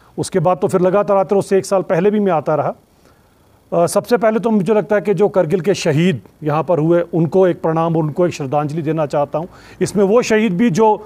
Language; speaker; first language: Hindi; native; Hindi